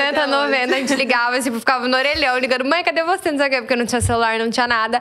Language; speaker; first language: Portuguese; native; Portuguese